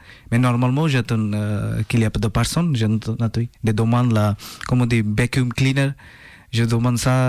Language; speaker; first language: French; non-native, learner; Bangla